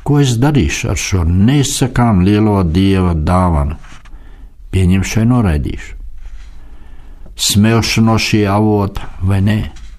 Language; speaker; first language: Latvian; native; Latvian